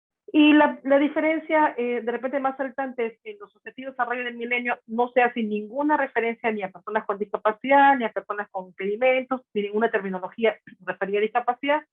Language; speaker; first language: Spanish; native; Spanish